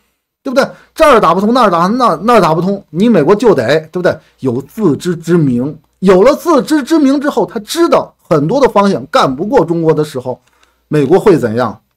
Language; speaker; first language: Chinese; native; Chinese